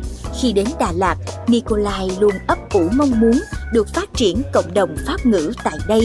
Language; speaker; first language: Vietnamese; native; Vietnamese